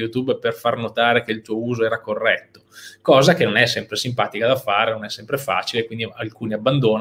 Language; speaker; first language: Italian; native; Italian